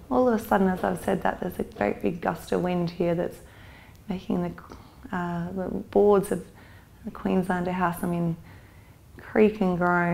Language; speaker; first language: English; native; English